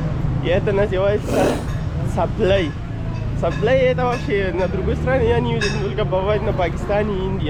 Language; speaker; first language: Russian; non-native, learner; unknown